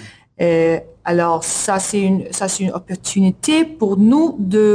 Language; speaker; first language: French; non-native, learner; English